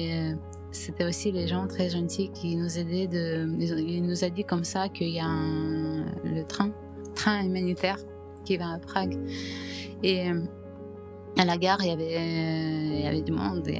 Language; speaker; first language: French; non-native, fluent; Ukrainian